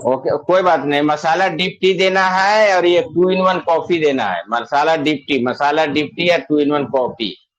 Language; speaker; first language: Hindi; native; Hindi